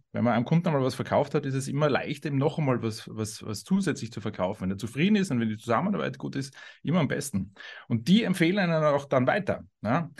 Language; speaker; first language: German; native; German